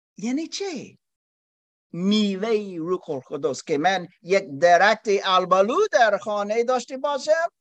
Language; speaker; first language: Persian; non-native, learner; German